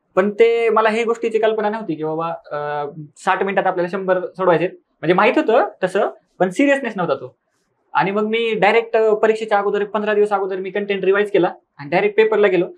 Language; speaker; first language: Marathi; native; Marathi